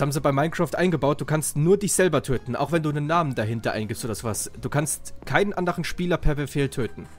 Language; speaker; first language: German; native; German